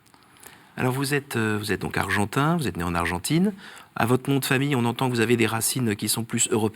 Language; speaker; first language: French; native; French